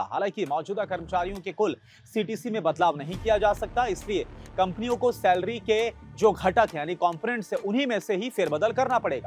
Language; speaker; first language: Hindi; native; Hindi